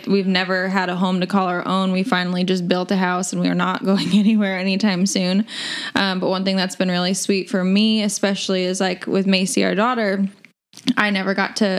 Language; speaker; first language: English; native; English